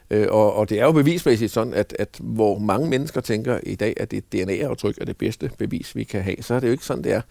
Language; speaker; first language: Danish; native; Danish